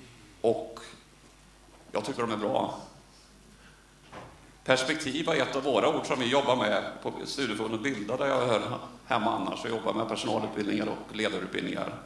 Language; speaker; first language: Swedish; native; Swedish